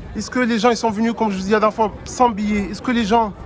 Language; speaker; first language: French; non-native, local second language; Arabic